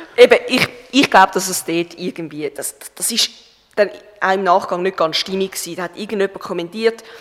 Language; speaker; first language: German; native; German